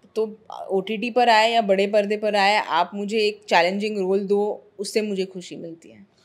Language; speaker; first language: Hindi; non-native, local second language; Marathi